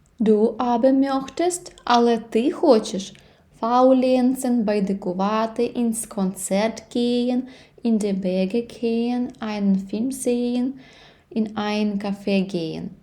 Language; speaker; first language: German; non-native, fluent; Ukrainian